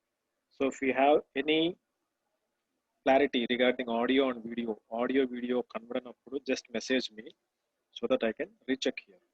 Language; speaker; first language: English; non-native, local second language; Telugu